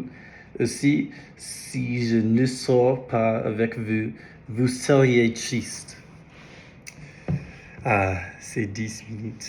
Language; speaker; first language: French; non-native, learner; English